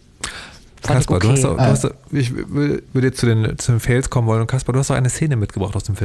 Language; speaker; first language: German; native; German